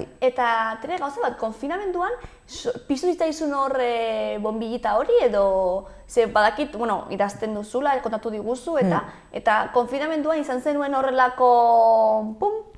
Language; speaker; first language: Basque; native; Basque